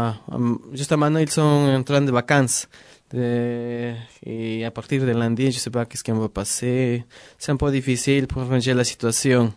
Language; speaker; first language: French; non-native, learner; Spanish